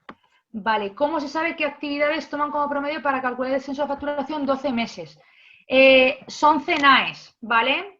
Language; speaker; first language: Spanish; native; Spanish